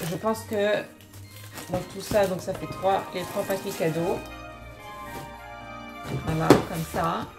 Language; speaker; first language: French; native; French